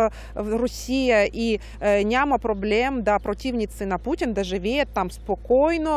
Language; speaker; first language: Bulgarian; non-native, learner; Russian